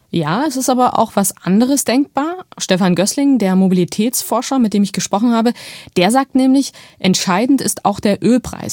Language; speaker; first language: German; native; German